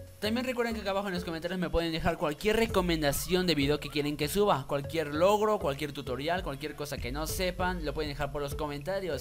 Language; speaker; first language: Spanish; native; Spanish